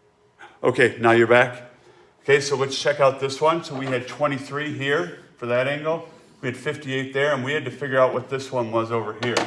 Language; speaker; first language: English; native; English